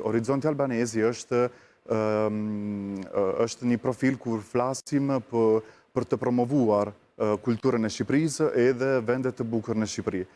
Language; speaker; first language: Albanian; non-native, learner; Italian